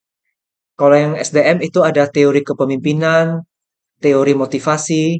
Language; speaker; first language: Indonesian; native; Indonesian